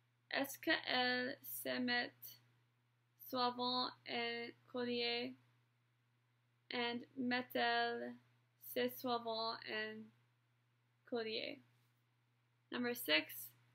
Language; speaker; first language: French; non-native, learner; English